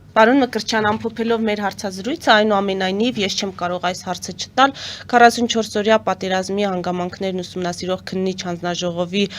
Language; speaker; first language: Armenian; native; Armenian